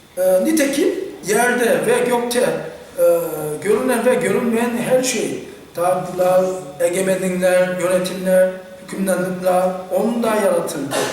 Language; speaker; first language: Turkish; non-native, fluent; Korean